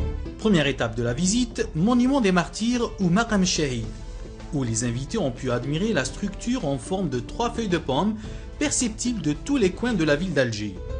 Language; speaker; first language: French; native; French